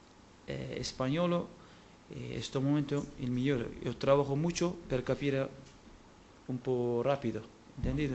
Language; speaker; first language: Spanish; non-native, learner; Turkish